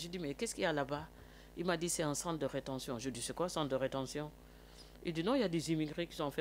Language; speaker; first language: French; non-native, local second language; Wolof